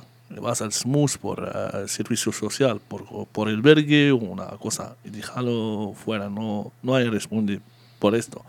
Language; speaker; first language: Spanish; non-native, learner; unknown